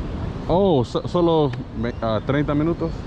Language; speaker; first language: Spanish; non-native, learner; English